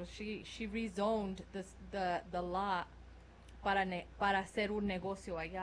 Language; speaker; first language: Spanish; non-native, learner; English